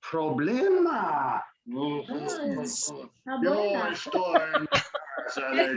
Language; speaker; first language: Spanish; non-native, fluent; English